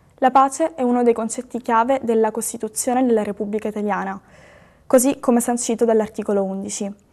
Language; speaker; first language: Italian; native; Italian